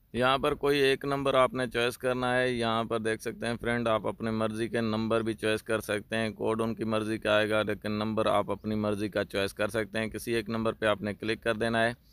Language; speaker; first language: Urdu; native; Urdu